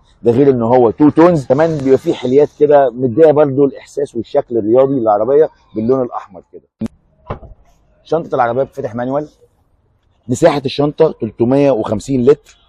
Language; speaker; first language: Arabic; native; Arabic